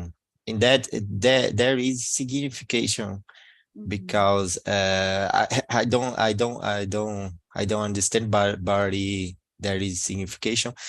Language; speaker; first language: English; non-native, learner; Portuguese